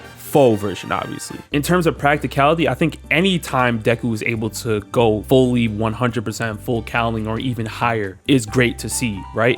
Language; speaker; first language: English; native; English